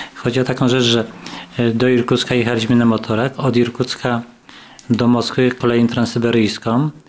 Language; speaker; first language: Polish; native; Polish